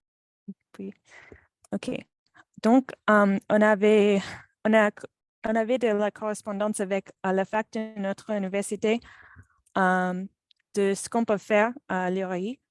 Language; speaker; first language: French; non-native, fluent; English